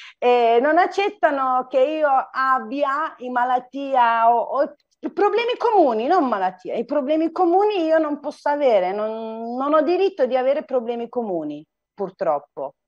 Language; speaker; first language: Italian; non-native, fluent; Turkish